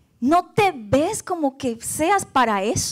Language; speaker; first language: Spanish; native; Spanish